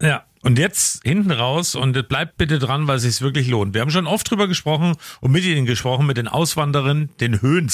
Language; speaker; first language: German; native; German